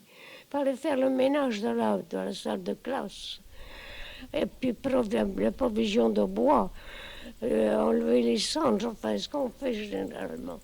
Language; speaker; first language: French; non-native, local second language; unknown